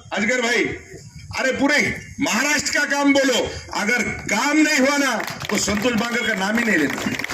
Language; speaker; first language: Hindi; non-native, local second language; Marathi